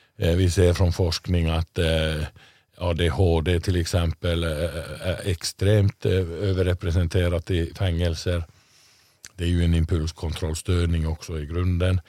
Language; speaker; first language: Swedish; native; Swedish